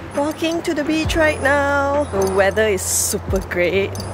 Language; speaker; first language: English; non-native, local second language; Chinese